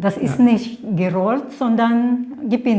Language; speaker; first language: German; non-native, fluent; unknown